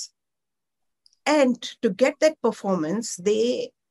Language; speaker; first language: English; non-native, local second language; Gujarati